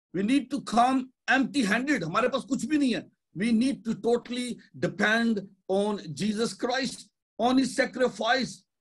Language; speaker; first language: Urdu; native; Urdu